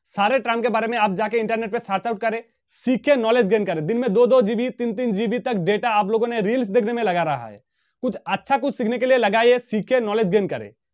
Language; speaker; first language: Hindi; non-native, local second language; Bangla